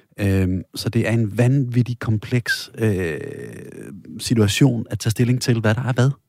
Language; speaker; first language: Danish; native; Danish